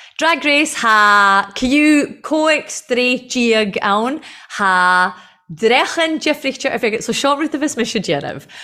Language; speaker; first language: Irish; native; Irish